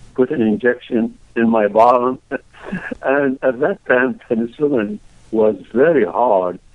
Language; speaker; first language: English; non-native, fluent; Arabic